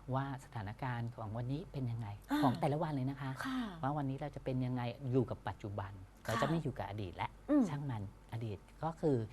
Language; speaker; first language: Thai; native; Thai